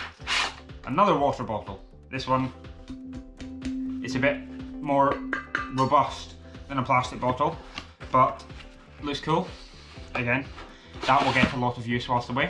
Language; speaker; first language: English; native; English